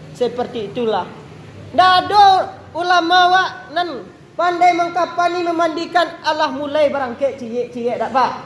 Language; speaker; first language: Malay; non-native, local second language; Minangkabau